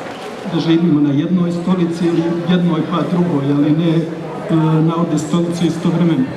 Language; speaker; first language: Bosnian; native; Bosnian